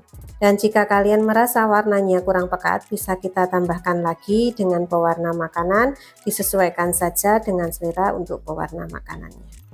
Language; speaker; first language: Indonesian; native; Indonesian